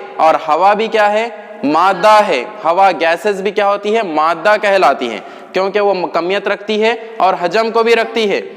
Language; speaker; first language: Urdu; native; Urdu